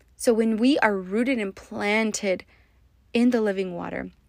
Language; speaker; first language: English; native; English